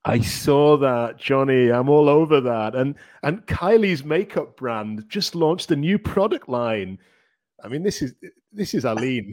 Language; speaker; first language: English; native; English